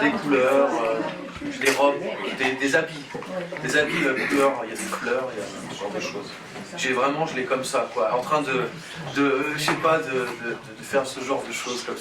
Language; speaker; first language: French; native; French